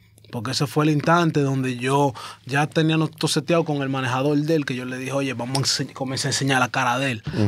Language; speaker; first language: Spanish; early bilingual, heritage; Spanish